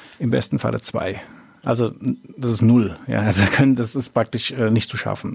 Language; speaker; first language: German; native; German